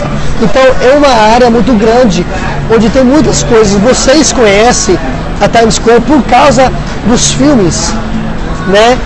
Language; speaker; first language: Portuguese; non-native, fluent; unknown